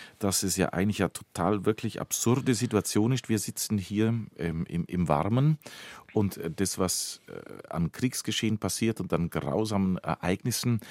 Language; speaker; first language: German; native; German